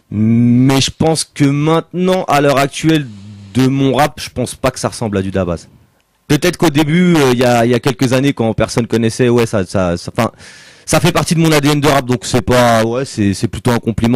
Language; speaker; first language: French; native; French